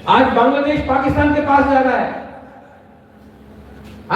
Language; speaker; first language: Hindi; non-native, local second language; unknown